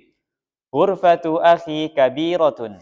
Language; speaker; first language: Arabic; non-native, learner; Indonesian